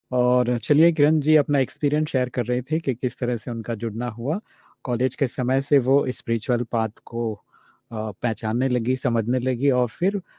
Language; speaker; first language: Hindi; native; Hindi